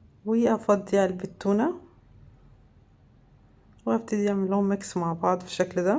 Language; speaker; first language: Arabic; native; Arabic